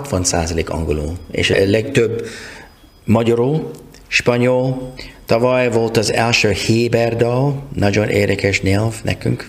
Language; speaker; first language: Hungarian; non-native, learner; English